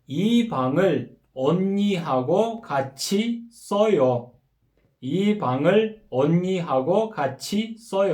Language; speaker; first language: Korean; non-native, fluent; Kyrgyz